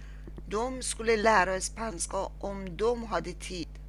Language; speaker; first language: Swedish; non-native, learner; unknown